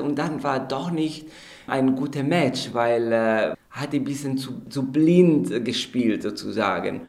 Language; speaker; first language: German; non-native, fluent; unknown